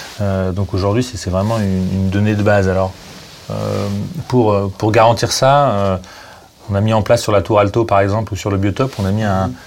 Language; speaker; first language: French; native; French